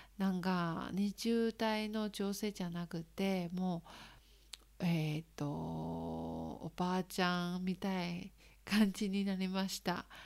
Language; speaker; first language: Japanese; non-native, learner; Chinese